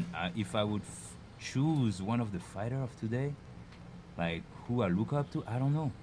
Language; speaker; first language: English; non-native, fluent; French